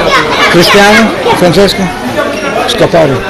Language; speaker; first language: Italian; non-native, learner; English